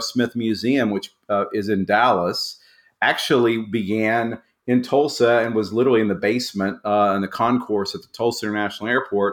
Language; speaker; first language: English; native; English